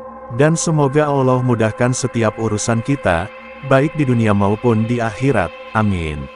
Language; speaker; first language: Indonesian; native; Indonesian